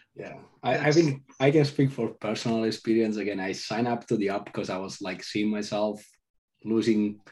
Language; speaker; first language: English; non-native, fluent; Italian